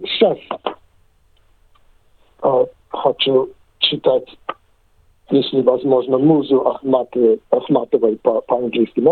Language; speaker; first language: Russian; non-native, fluent; English